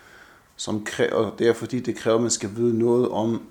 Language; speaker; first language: Danish; non-native, fluent; Arabic